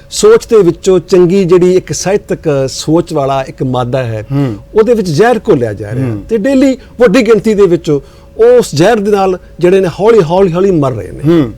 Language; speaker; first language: Punjabi; native; Punjabi